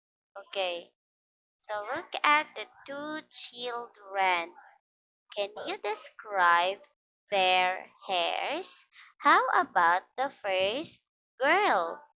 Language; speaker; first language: English; non-native, fluent; Filipino